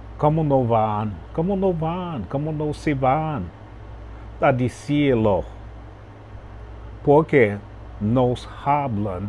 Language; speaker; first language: Spanish; non-native, learner; English